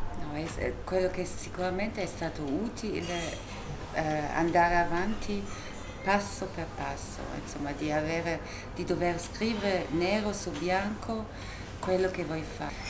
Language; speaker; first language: Italian; non-native, fluent; German